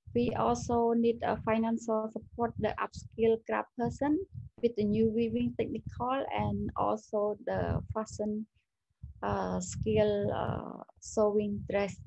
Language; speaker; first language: English; non-native, learner; Khmer